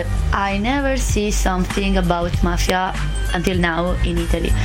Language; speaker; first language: English; non-native, learner; Italian